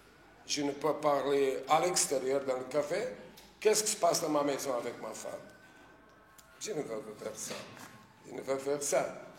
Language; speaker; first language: French; non-native, fluent; Portuguese